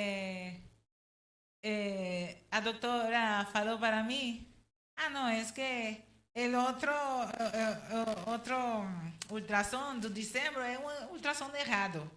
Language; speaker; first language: Portuguese; non-native, learner; Spanish